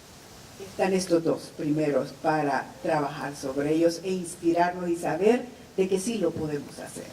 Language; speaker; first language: Spanish; native; Spanish